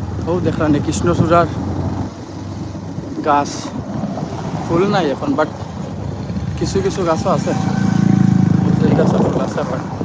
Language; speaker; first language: Bangla; native; Bangla